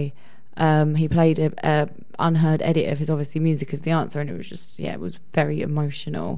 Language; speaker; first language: English; native; English